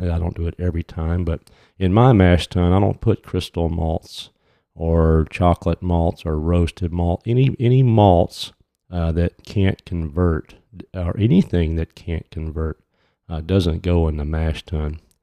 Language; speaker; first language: English; native; English